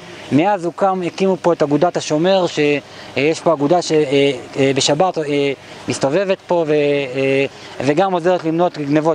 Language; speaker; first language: Hebrew; native; Hebrew